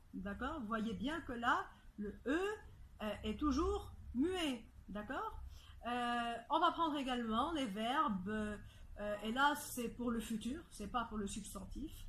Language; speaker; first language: French; non-native, fluent; Arabic